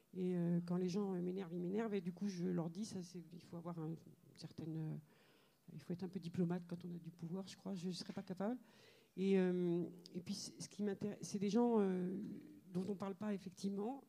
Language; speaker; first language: French; native; French